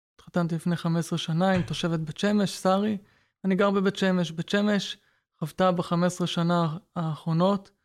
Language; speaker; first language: Hebrew; non-native, fluent; Russian